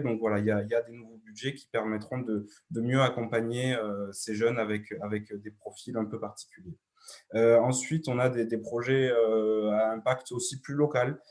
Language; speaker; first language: French; native; French